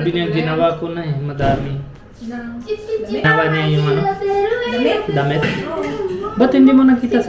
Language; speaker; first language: Filipino; non-native, learner; Hindi